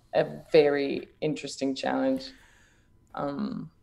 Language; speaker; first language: English; native; English